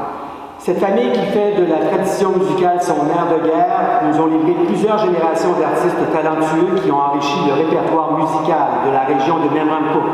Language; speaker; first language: French; native; French